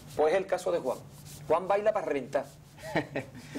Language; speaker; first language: Spanish; native; Spanish